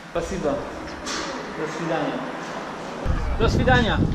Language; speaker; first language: Russian; non-native, learner; Polish